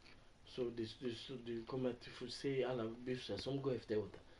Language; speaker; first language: Swedish; non-native, learner; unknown